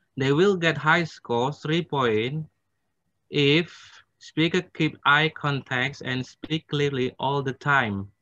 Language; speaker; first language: English; non-native, fluent; Indonesian